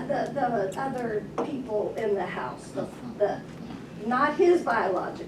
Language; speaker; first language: English; native; English